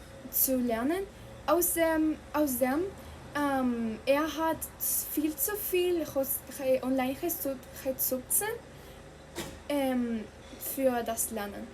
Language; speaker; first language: German; non-native, learner; Spanish